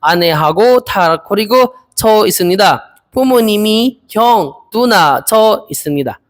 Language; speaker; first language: Korean; non-native, learner; Filipino